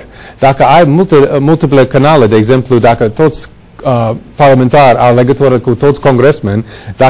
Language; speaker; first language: Romanian; non-native, fluent; English